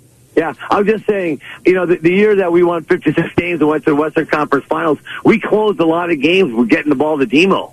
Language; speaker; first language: English; native; English